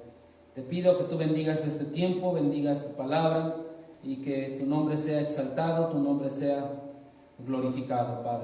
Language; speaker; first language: Spanish; native; Spanish